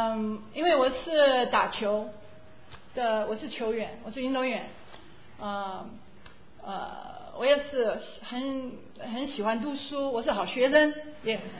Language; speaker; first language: Chinese; non-native, fluent; English